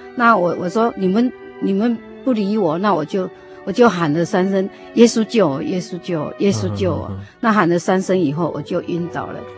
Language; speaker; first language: Chinese; native; Chinese